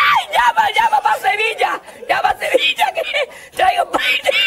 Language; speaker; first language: Spanish; native; Spanish